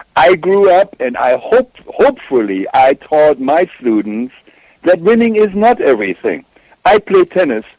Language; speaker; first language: English; non-native, fluent; German